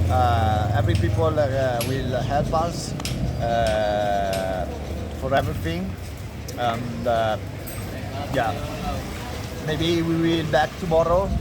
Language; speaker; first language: English; non-native, learner; Italian